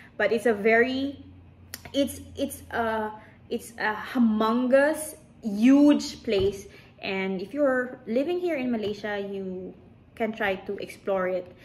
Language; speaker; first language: English; non-native, local second language; Hiligaynon